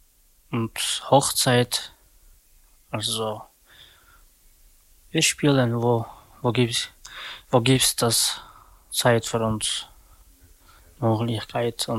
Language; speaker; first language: German; non-native, learner; Slovak